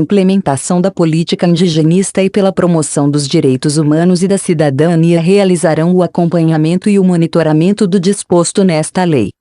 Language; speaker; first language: Portuguese; native; Portuguese